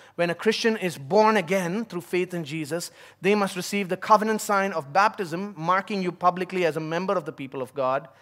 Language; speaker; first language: English; non-native, local second language; Tamil